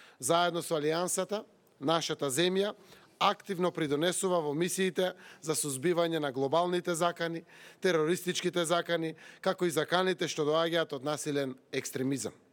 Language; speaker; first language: Macedonian; native; Macedonian